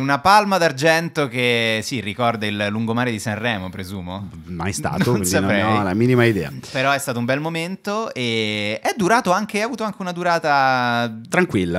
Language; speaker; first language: Italian; native; Italian